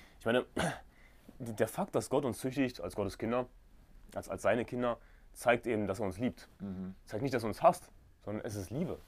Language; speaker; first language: German; native; German